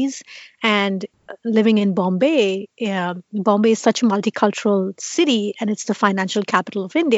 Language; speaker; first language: English; non-native, local second language; Tamil